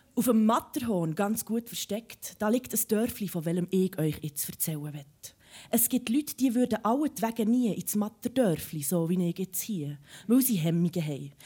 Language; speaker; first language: German; early bilingual, other home language; Serbian